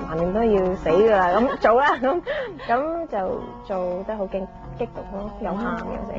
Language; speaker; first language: Cantonese; early bilingual, heritage; Cantonese